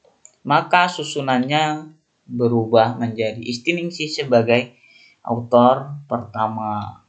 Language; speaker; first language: Indonesian; native; Indonesian